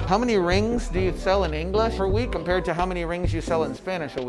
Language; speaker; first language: English; native; English